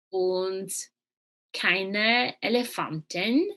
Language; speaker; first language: German; non-native, learner; English